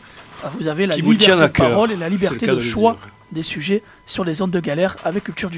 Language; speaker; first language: French; native; French